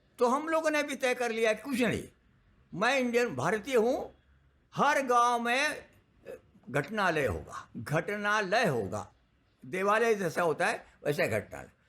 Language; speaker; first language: Hindi; non-native, local second language; Marathi